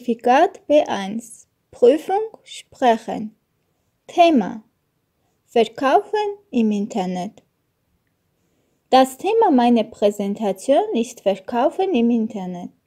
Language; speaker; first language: German; non-native, learner; Armenian